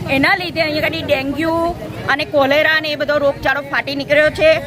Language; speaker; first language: Gujarati; native; Gujarati